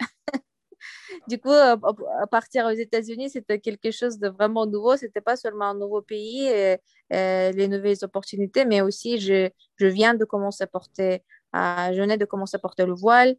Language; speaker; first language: French; non-native, fluent; Uyghur